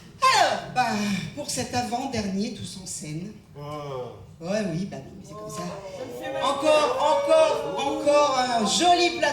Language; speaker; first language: French; native; French